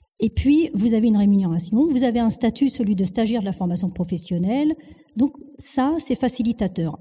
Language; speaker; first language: French; early bilingual, other home language; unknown